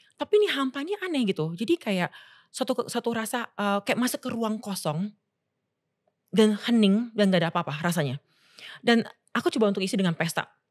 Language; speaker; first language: Indonesian; native; Indonesian